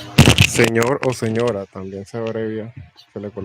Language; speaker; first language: Spanish; native; Spanish